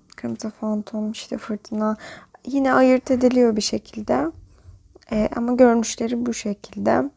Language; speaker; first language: Turkish; native; Turkish